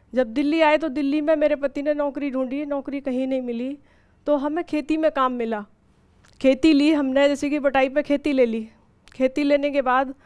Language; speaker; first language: Hindi; native; Hindi